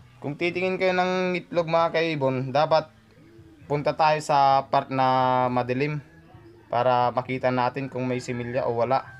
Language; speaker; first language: Filipino; native; Filipino